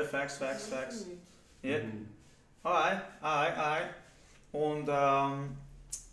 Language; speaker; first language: German; native; German